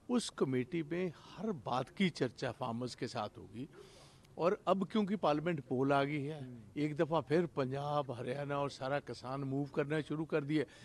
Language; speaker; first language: Hindi; non-native, local second language; Punjabi